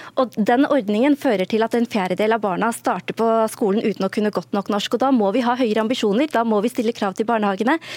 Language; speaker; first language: Norwegian; early bilingual, other home language; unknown